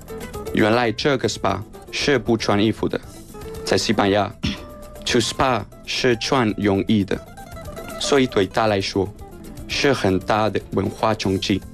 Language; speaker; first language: Chinese; non-native, fluent; Spanish